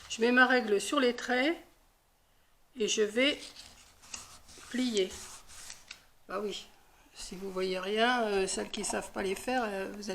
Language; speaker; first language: French; native; French